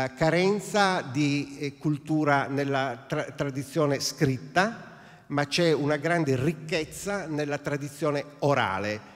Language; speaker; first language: Italian; native; Italian